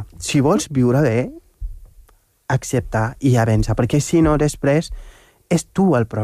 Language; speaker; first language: Catalan; non-native, fluent; Wolof